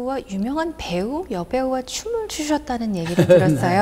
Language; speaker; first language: Korean; native; Korean